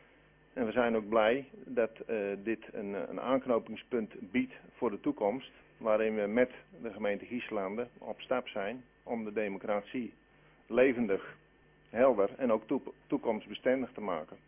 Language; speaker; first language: Dutch; native; Dutch